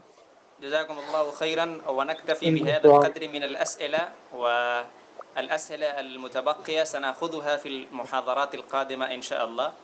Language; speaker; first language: Arabic; non-native, fluent; Urdu